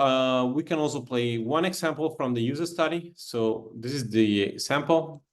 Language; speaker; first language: English; non-native, fluent; Italian